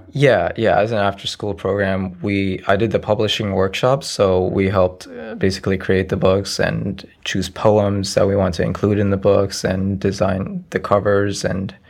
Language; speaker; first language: English; early bilingual, other home language; Arabic